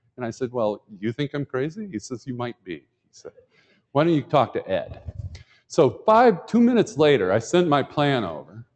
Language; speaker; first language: English; native; English